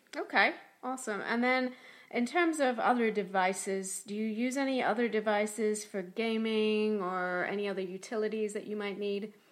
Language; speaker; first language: English; native; English